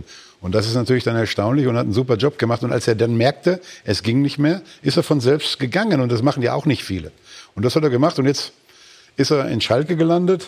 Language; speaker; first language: German; native; German